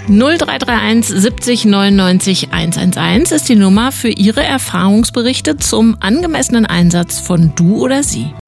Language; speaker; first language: German; native; German